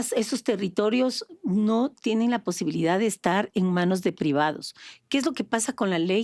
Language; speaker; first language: Spanish; native; Spanish